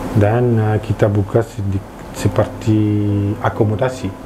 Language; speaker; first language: Indonesian; non-native, learner; French